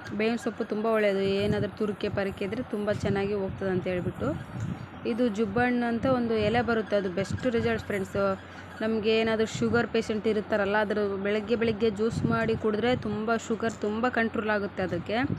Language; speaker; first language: Kannada; native; Kannada